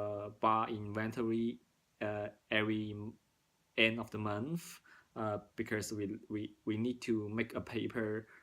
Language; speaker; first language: English; non-native, learner; Cantonese